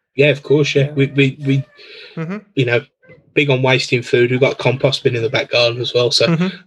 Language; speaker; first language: English; native; English